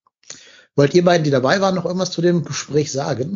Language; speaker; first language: German; native; German